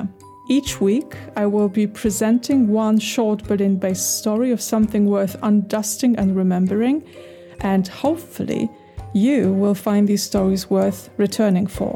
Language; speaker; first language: English; non-native, fluent; Polish